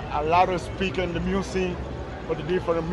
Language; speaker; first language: English; non-native, learner; Spanish